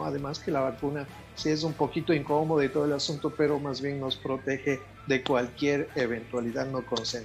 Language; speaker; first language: Spanish; native; Spanish